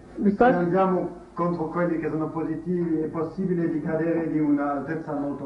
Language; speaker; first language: Italian; non-native, fluent; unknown